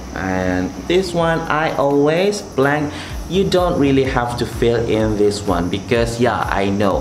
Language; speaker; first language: English; non-native, local second language; Malay